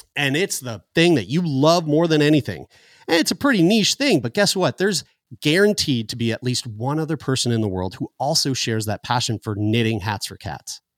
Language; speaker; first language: English; native; English